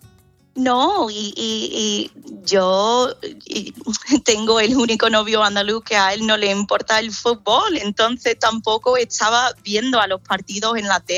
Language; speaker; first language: Spanish; non-native, fluent; English